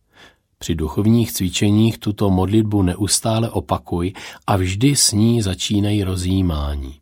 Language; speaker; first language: Czech; native; Czech